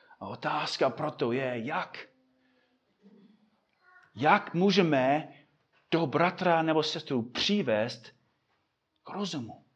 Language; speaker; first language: Czech; non-native, fluent; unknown